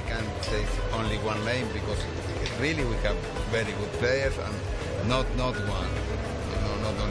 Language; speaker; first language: English; non-native, learner; Spanish